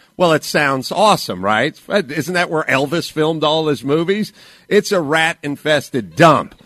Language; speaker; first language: English; native; English